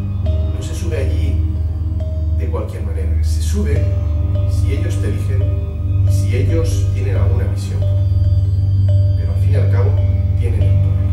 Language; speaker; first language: Spanish; native; Spanish